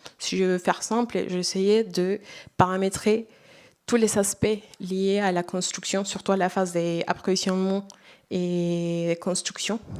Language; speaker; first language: French; non-native, fluent; Spanish